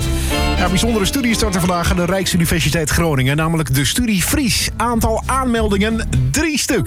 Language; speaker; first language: Dutch; native; Dutch